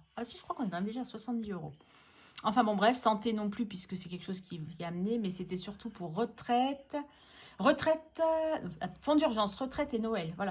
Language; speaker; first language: French; native; French